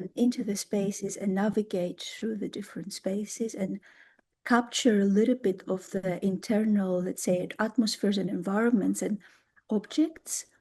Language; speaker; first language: English; non-native, fluent; Greek